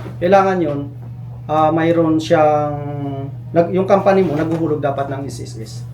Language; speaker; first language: Filipino; native; Filipino